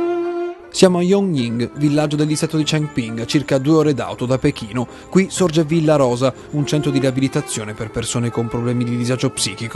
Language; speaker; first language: Italian; native; Italian